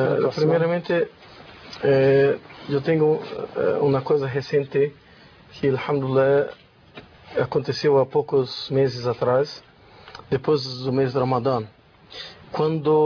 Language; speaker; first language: Spanish; non-native, learner; Portuguese